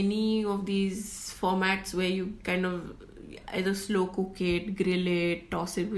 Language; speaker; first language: English; non-native, local second language; Gujarati